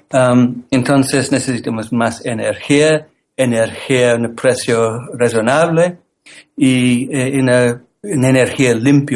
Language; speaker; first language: Spanish; non-native, learner; English